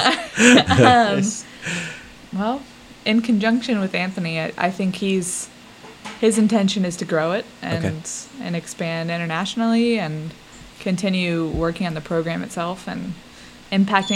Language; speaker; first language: English; native; English